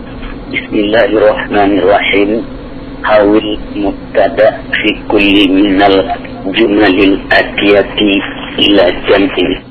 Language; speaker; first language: Arabic; non-native, learner; Indonesian